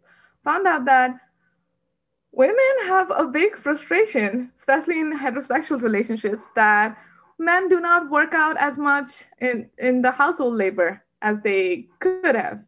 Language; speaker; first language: English; non-native, local second language; Hindi